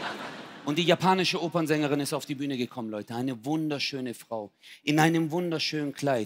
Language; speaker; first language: German; early bilingual, other home language; Turkish